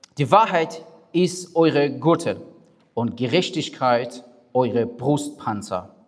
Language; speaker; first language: German; non-native, fluent; Persian